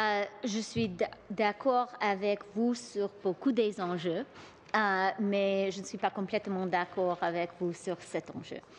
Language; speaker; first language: French; non-native, local second language; English